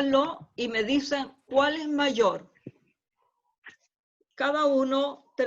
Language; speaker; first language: Spanish; native; Spanish